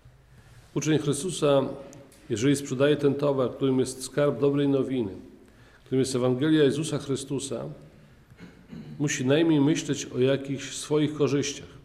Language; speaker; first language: Polish; native; Polish